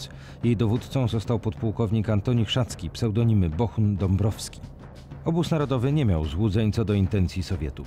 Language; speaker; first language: Polish; native; Polish